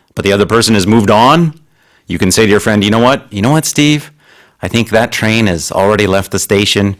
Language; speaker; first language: English; native; English